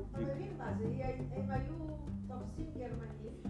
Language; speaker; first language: Hebrew; non-native, fluent; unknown